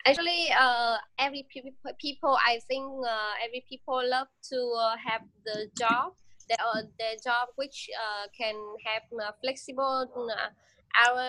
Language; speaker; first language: English; non-native, learner; Vietnamese